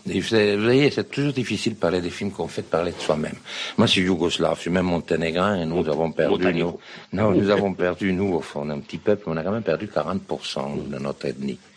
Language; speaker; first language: French; non-native, fluent; Serbian